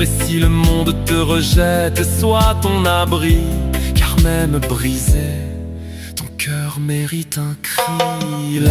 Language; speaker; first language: French; native; French